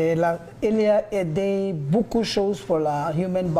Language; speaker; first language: French; non-native, learner; Bangla